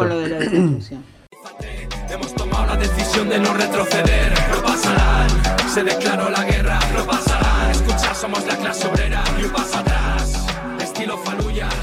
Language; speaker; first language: Spanish; native; Spanish